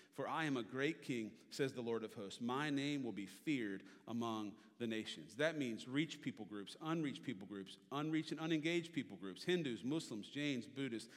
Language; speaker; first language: English; native; English